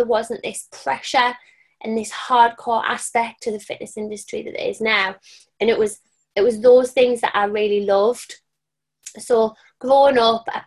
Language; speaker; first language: English; native; English